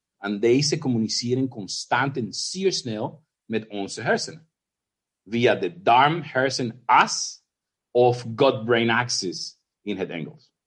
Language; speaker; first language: Dutch; non-native, fluent; Spanish